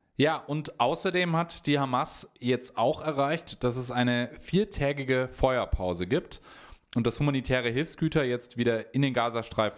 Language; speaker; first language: German; native; German